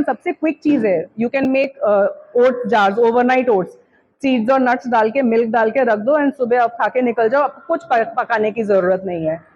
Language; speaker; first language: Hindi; non-native, local second language; Bangla